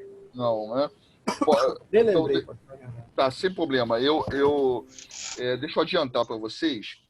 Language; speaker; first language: Portuguese; native; Portuguese